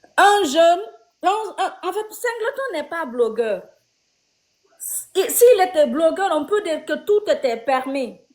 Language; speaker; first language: French; non-native, local second language; Fula